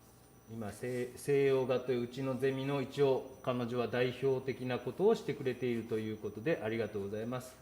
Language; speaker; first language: Japanese; native; Japanese